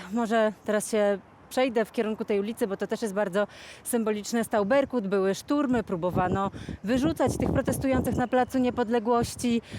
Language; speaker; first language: Polish; native; Polish